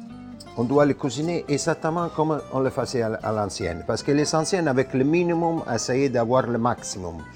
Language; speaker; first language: French; non-native, fluent; Italian